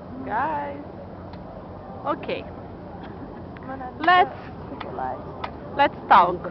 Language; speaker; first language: English; non-native, learner; Portuguese